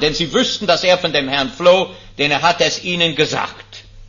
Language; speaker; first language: German; non-native, fluent; English